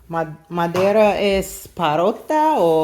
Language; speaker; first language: Spanish; non-native, learner; English